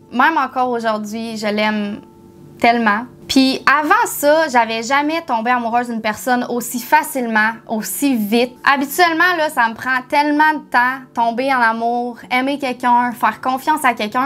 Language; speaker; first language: French; native; French